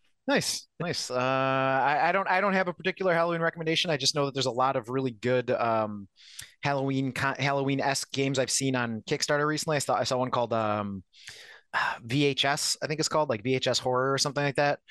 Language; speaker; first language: English; native; English